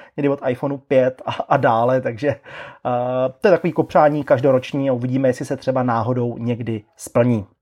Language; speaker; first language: Czech; native; Czech